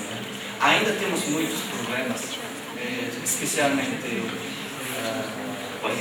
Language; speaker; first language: Portuguese; non-native, fluent; Japanese